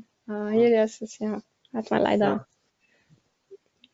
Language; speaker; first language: German; non-native, learner; Arabic